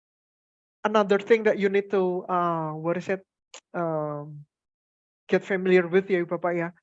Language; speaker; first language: English; non-native, fluent; Indonesian